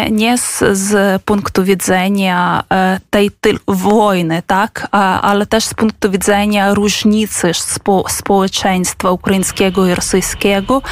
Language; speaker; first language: Polish; non-native, fluent; Ukrainian